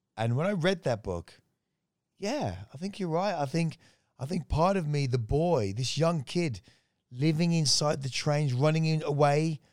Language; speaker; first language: English; native; English